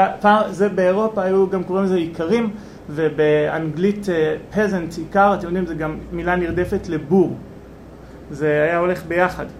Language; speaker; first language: Hebrew; native; Hebrew